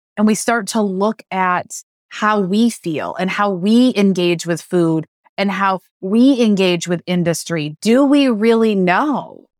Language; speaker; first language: English; native; English